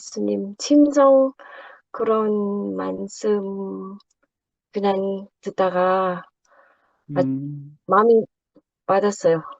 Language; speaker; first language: Korean; non-native, learner; Thai